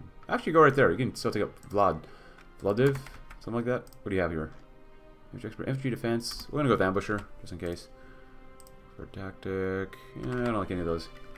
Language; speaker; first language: English; native; English